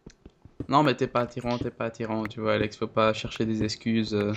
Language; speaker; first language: French; native; French